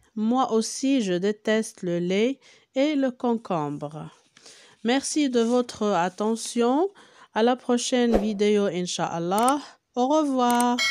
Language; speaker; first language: French; non-native, local second language; Arabic